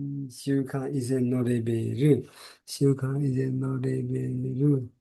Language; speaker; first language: Japanese; non-native, fluent; Nepali